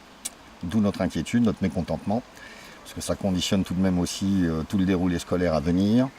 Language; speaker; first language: French; native; French